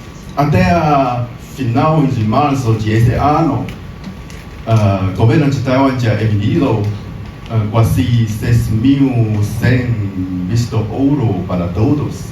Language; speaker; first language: Portuguese; non-native, learner; Chinese